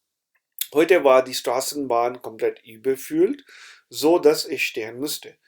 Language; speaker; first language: German; non-native, fluent; Urdu